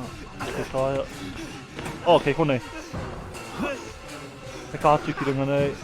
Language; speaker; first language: Māori; non-native, learner; English